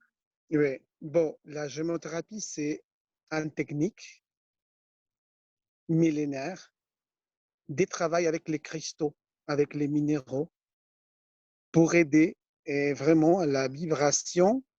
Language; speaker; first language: French; non-native, fluent; Spanish